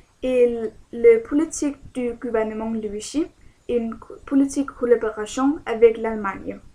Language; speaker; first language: French; non-native, learner; Danish